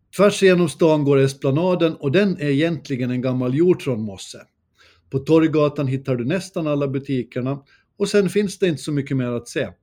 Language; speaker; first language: Swedish; native; Swedish